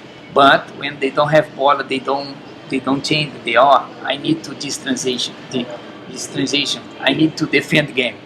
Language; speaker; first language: English; non-native, learner; Portuguese